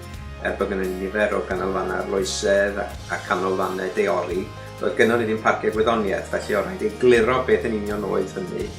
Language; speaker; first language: Welsh; native; Welsh